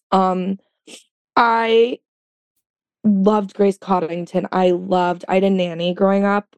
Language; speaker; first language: English; native; English